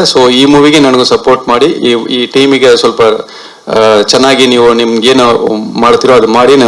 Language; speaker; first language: Kannada; non-native, learner; Tamil